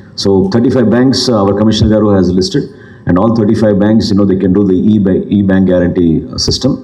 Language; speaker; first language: English; non-native, local second language; Telugu